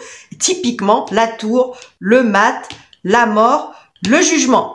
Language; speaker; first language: French; native; French